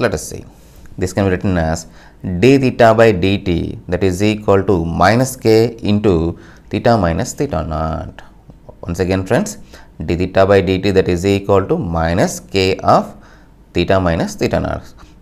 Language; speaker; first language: English; non-native, local second language; Telugu